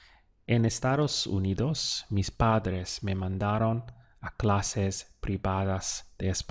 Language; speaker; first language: Spanish; non-native, fluent; English